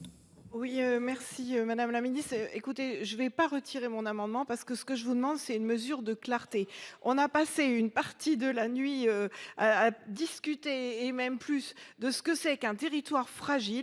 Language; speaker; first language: French; native; French